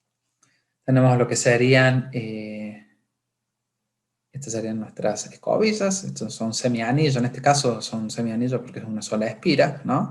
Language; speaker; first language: Spanish; native; Spanish